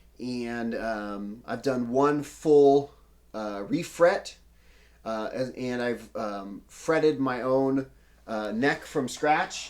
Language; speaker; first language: English; native; English